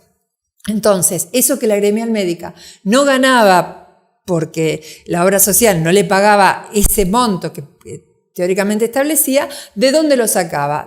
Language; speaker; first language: Spanish; native; Spanish